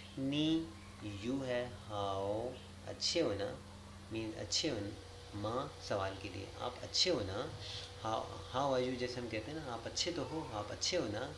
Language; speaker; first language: Urdu; native; Urdu